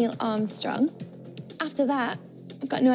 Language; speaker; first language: English; native; English